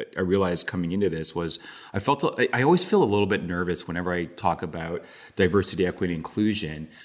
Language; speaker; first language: English; native; English